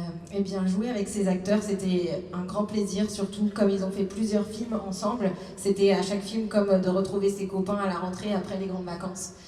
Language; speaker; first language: French; native; French